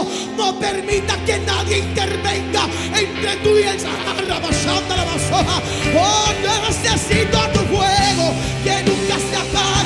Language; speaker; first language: Spanish; native; Spanish